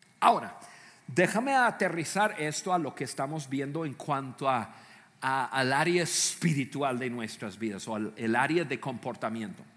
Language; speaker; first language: Spanish; non-native, fluent; English